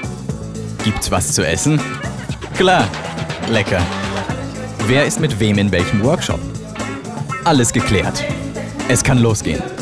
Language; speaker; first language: German; native; German